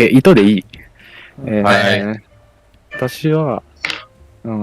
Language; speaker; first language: Japanese; non-native, learner; Malay